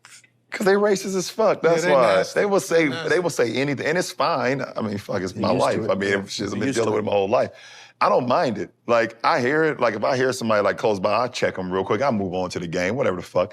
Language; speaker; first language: English; native; English